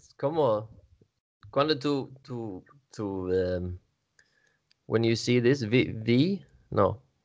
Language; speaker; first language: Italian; non-native, learner; Swedish